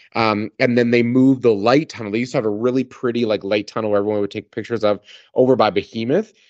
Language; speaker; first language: English; native; English